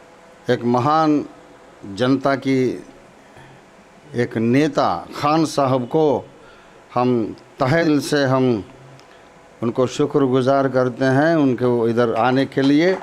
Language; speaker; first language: Hindi; non-native, local second language; Telugu